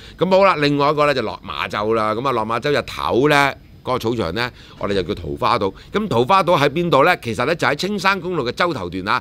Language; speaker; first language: Cantonese; native; Cantonese